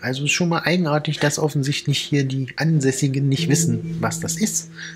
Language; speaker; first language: German; native; German